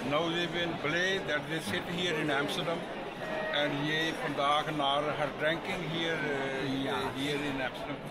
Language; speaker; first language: Dutch; non-native, learner; Punjabi